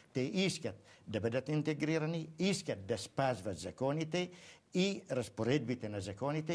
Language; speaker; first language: Bulgarian; non-native, fluent; Arabic